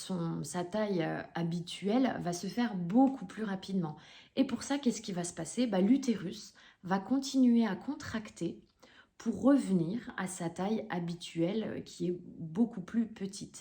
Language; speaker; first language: French; native; French